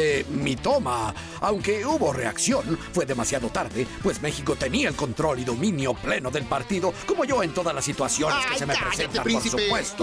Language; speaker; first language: Spanish; native; Spanish